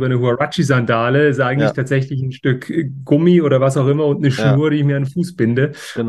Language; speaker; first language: German; native; German